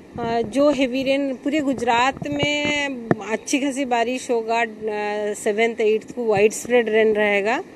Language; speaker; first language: Hindi; non-native, local second language; Gujarati